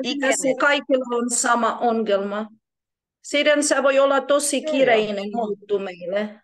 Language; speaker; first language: Finnish; non-native, learner; Ukrainian